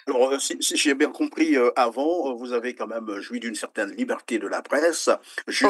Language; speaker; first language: French; native; French